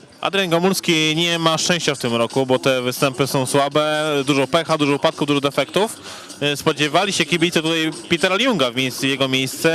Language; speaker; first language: Polish; native; Polish